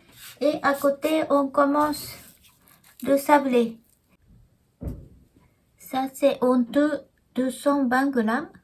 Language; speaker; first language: French; non-native, learner; Japanese